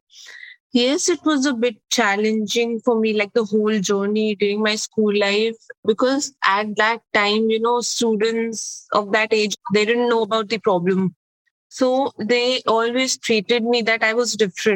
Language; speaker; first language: English; non-native, local second language; Hindi